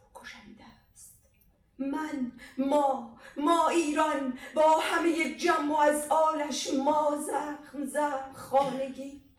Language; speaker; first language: Persian; non-native, local second language; Azerbaijani